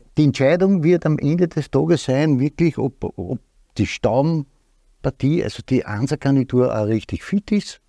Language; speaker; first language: German; native; German